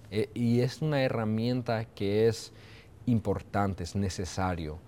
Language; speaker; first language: Spanish; early bilingual, heritage; Spanish